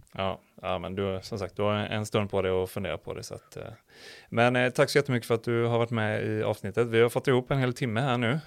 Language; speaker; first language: Swedish; native; Swedish